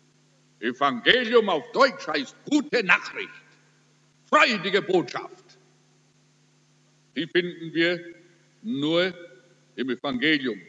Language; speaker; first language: German; early bilingual, heritage; German